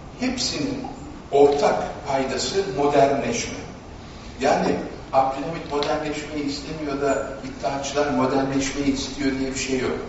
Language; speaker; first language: Turkish; native; Turkish